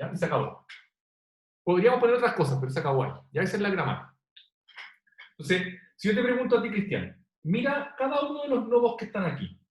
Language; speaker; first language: Spanish; native; Spanish